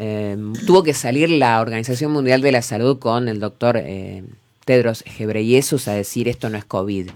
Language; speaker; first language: Spanish; native; Spanish